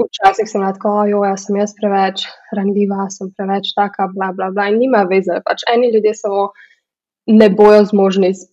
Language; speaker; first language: Slovenian; early bilingual, heritage; Slovenian